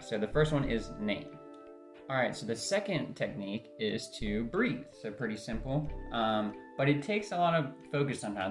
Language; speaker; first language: English; native; English